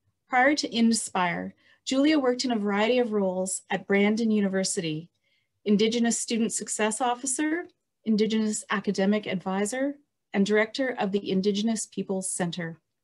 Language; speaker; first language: English; native; English